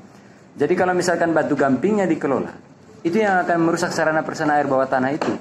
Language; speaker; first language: Indonesian; native; Indonesian